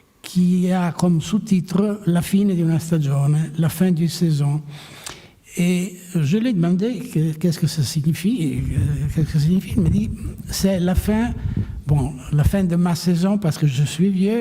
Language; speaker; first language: French; non-native, fluent; Italian